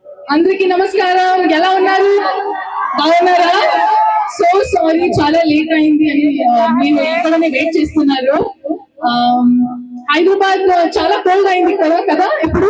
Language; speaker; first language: Telugu; non-native, learner; Kannada